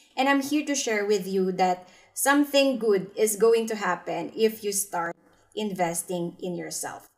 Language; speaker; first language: English; non-native, local second language; Filipino